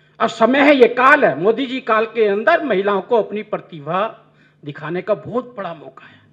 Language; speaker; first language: Hindi; native; Hindi